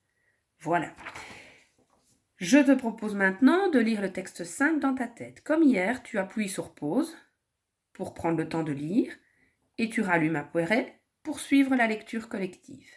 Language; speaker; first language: French; native; French